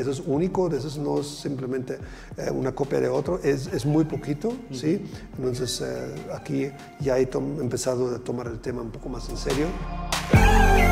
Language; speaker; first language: Spanish; non-native, fluent; German